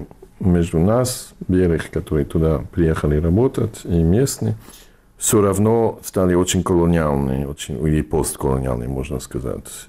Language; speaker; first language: Russian; non-native, fluent; English